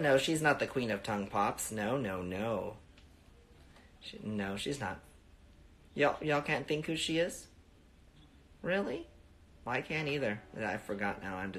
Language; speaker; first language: English; early bilingual, other home language; Spanish